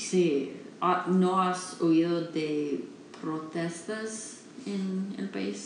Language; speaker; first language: Spanish; non-native, learner; English